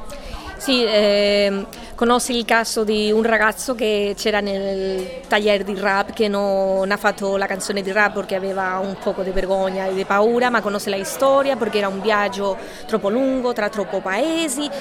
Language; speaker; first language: Italian; non-native, learner; Spanish